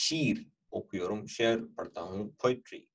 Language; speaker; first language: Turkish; non-native, fluent; Urdu